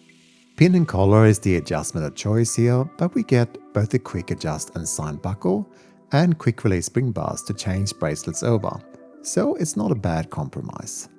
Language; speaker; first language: English; native; English